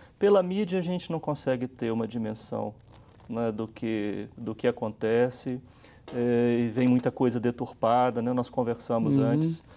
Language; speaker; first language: Portuguese; native; Portuguese